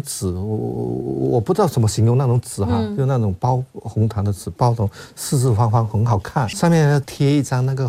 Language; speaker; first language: Chinese; native; Chinese